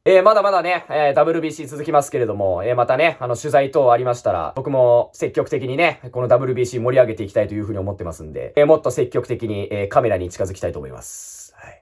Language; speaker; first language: Japanese; native; Japanese